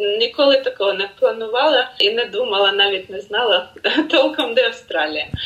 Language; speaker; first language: Ukrainian; native; Ukrainian